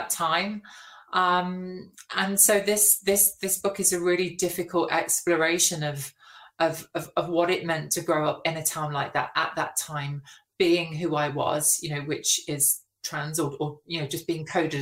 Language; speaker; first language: English; native; English